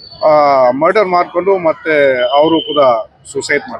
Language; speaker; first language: Kannada; non-native, local second language; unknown